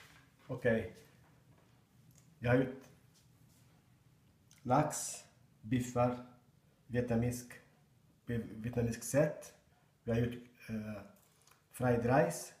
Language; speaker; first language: Swedish; non-native, learner; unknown